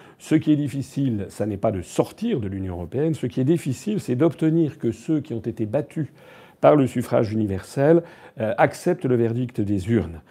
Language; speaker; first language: French; native; French